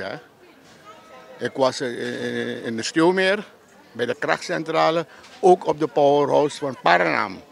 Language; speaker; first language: Dutch; non-native, local second language; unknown